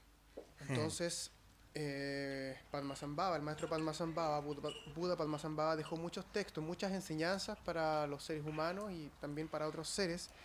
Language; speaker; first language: Spanish; native; Spanish